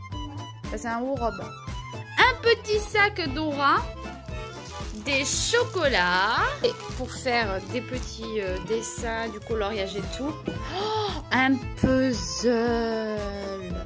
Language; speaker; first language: French; native; French